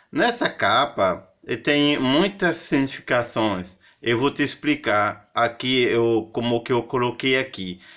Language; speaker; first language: Portuguese; non-native, fluent; Haitian Creole